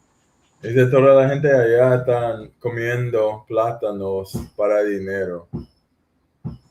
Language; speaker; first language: Spanish; non-native, learner; English